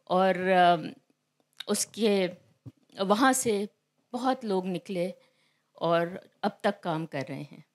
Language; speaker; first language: Urdu; native; Urdu